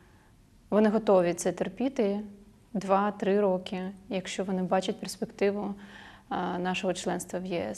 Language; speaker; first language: Ukrainian; non-native, local second language; Russian